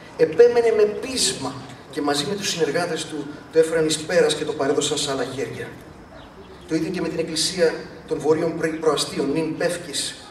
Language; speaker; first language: Greek; early bilingual, other home language; English